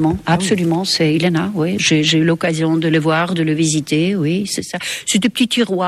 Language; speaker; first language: French; non-native, fluent; Estonian